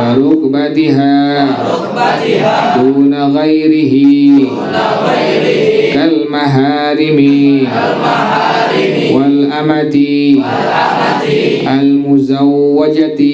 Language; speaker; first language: Arabic; non-native, fluent; Indonesian